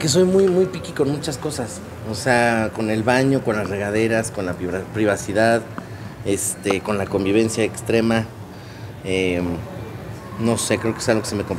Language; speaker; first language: Spanish; native; Spanish